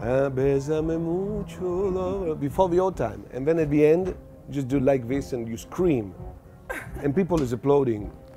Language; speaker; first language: English; non-native, fluent; Italian